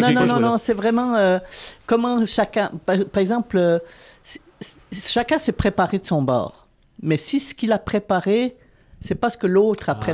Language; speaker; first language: French; native; French